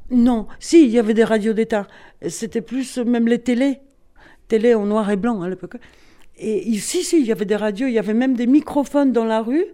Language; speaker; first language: French; non-native, fluent; Polish